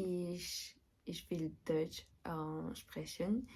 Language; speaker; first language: German; non-native, learner; French